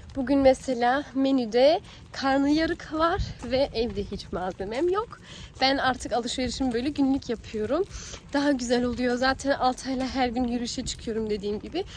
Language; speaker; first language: Turkish; early bilingual, heritage; Turkish